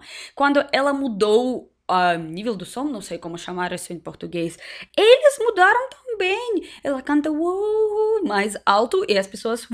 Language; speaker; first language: Portuguese; non-native, learner; Russian